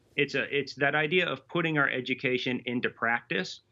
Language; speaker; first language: English; native; English